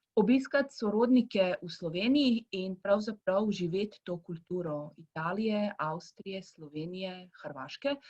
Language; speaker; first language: Slovenian; early bilingual, heritage; Croatian